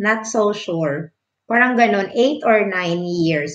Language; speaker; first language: English; non-native, local second language; Filipino